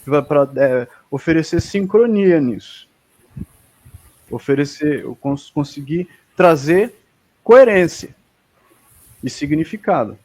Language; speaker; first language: Portuguese; native; Portuguese